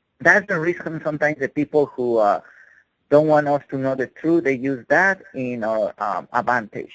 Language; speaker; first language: English; non-native, fluent; Spanish